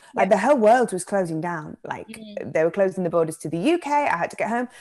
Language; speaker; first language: English; native; English